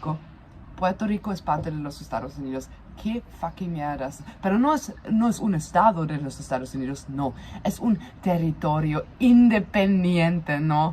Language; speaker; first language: Spanish; non-native, fluent; German